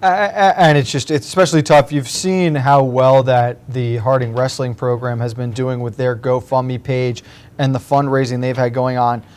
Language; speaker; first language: English; native; English